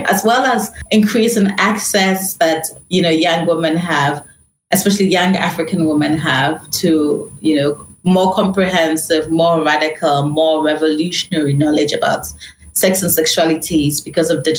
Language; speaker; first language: English; non-native, local second language; Akan